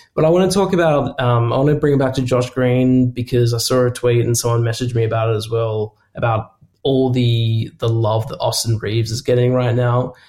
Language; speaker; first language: English; native; English